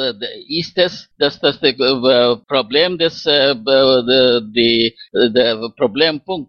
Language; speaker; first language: German; non-native, fluent; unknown